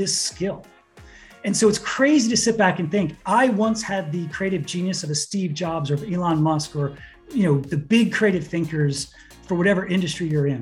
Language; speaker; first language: English; native; English